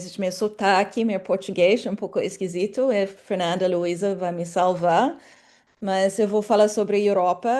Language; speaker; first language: Portuguese; non-native, fluent; English